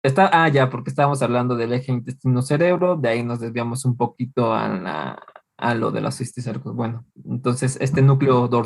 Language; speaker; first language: Spanish; native; Spanish